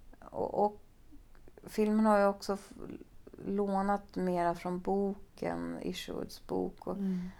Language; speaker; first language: Swedish; native; Swedish